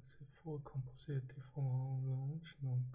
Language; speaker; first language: French; non-native, learner; English